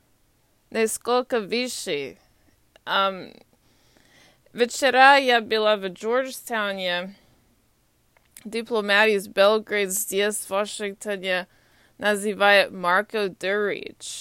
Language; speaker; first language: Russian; non-native, learner; English